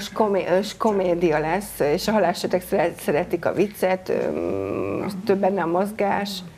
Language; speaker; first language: Hungarian; non-native, local second language; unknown